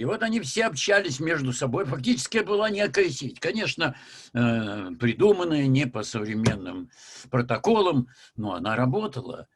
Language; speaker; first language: Russian; native; Russian